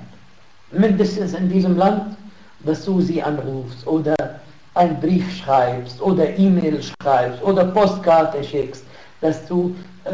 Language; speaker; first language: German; non-native, fluent; Arabic